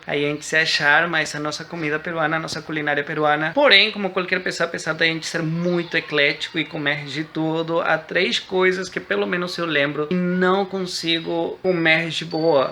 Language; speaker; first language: Portuguese; early bilingual, other home language; Spanish